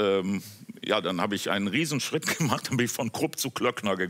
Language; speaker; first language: German; native; German